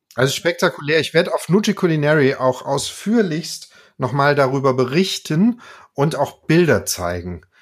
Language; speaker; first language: German; native; German